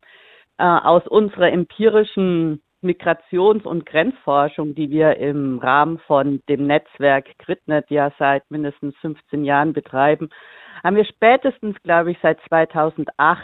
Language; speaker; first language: German; native; German